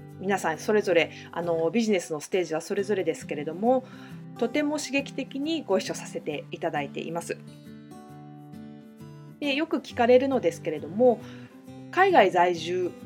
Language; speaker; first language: Japanese; native; Japanese